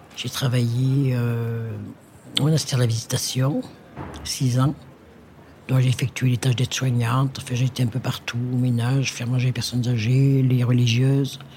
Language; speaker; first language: French; native; French